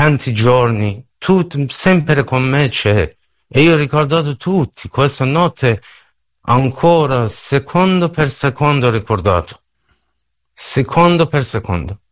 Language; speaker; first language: Italian; non-native, learner; Persian